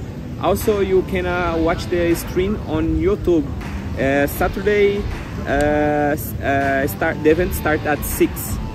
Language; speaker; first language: English; non-native, fluent; Portuguese